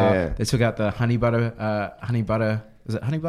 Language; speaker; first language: English; native; English